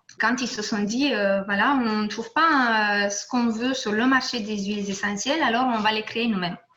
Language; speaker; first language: French; non-native, fluent; Romanian